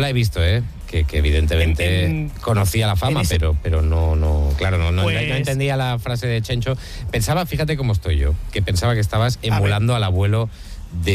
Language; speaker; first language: Spanish; native; Spanish